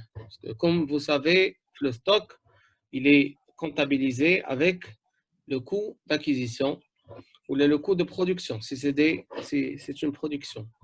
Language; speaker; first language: French; non-native, local second language; Arabic